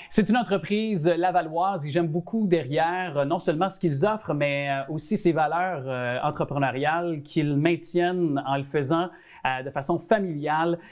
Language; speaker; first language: French; native; French